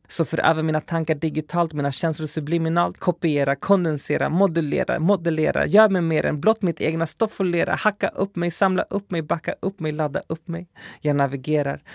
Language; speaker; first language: Swedish; early bilingual, other home language; Spanish